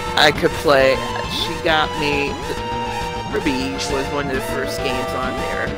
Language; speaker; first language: English; native; English